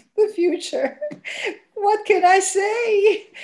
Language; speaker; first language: English; non-native, local second language; Filipino